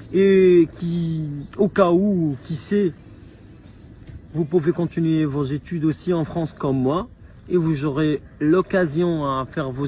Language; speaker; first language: French; non-native, fluent; Arabic